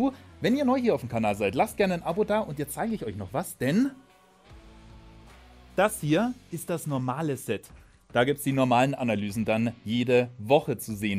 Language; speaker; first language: German; native; German